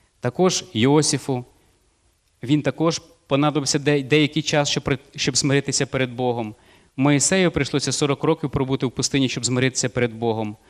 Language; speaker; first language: Ukrainian; non-native, local second language; Russian